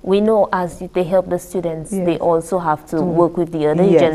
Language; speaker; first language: English; native; English